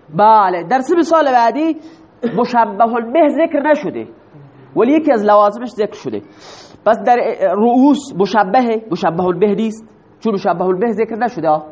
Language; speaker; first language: Persian; non-native, local second language; Baluchi